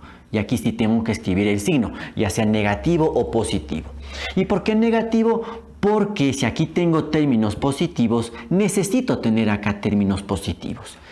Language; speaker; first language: Spanish; native; Spanish